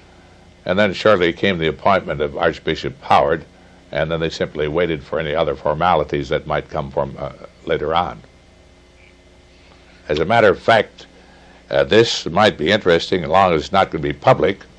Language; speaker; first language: English; native; English